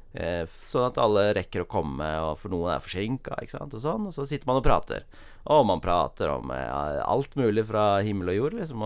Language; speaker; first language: Norwegian; early bilingual, heritage; Norwegian